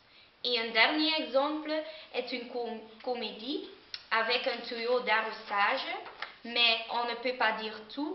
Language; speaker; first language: French; non-native, learner; Dutch